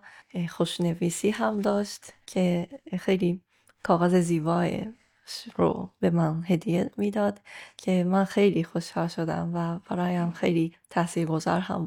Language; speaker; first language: Persian; non-native, fluent; Japanese